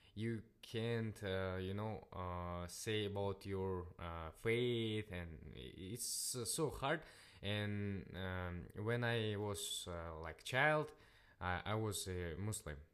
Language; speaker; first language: English; non-native, learner; Russian